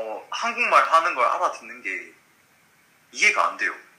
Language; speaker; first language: Korean; native; Korean